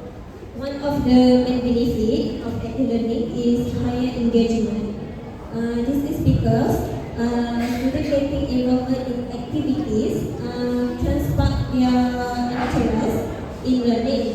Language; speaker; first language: English; non-native, learner; Malay